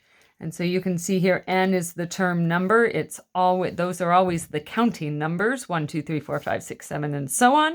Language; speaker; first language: English; native; English